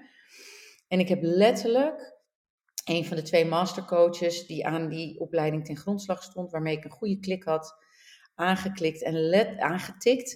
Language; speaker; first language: Dutch; native; Dutch